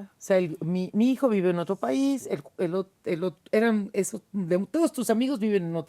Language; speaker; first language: Spanish; native; Spanish